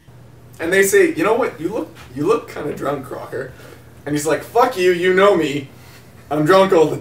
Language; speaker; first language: English; native; English